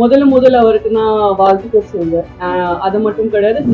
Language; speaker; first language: Tamil; non-native, fluent; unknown